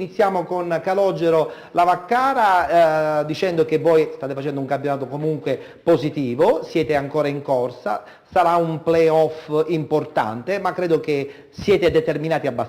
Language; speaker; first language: Italian; native; Italian